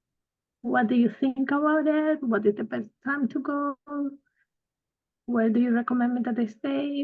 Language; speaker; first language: English; non-native, fluent; Spanish